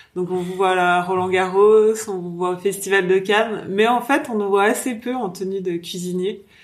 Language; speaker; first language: French; native; French